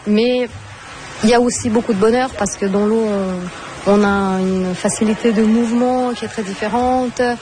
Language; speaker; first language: French; non-native, fluent; Portuguese